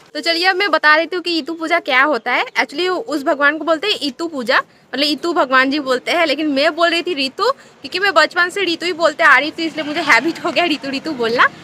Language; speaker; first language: Hindi; non-native, local second language; Bangla